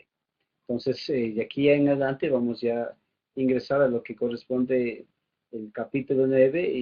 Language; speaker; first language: Spanish; native; Spanish